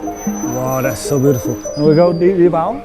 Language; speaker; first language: English; non-native, fluent; Lithuanian